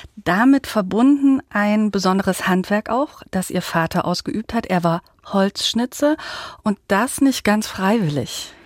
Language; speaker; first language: German; native; German